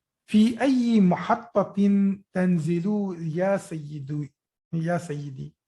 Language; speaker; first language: Arabic; non-native, fluent; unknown